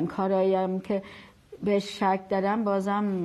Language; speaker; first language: Persian; non-native, fluent; German